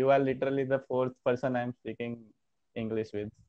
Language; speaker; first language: English; non-native, learner; Hindi